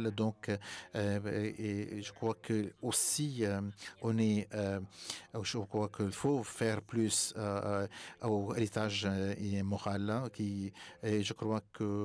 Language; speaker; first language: French; non-native, fluent; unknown